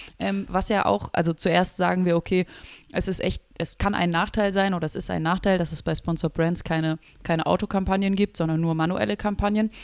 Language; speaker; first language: German; native; German